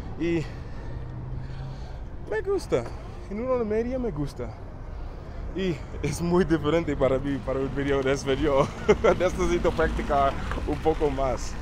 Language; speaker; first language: Spanish; non-native, learner; English